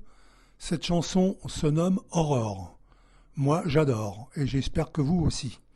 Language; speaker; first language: French; native; French